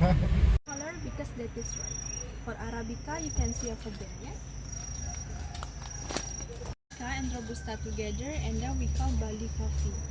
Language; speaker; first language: English; non-native, fluent; Indonesian